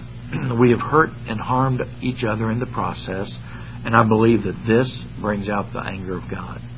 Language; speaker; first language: English; native; English